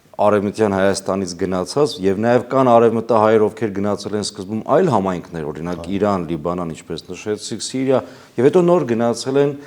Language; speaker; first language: Armenian; native; Armenian